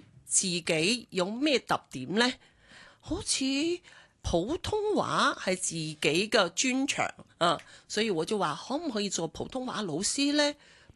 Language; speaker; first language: Cantonese; non-native, local second language; Chinese